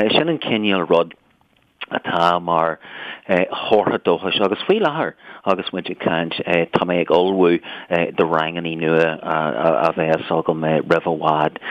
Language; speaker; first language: Irish; non-native, local second language; English